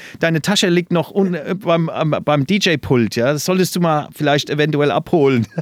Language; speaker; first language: German; non-native, fluent; English